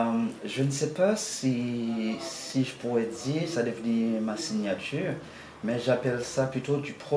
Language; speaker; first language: French; non-native, local second language; Haitian Creole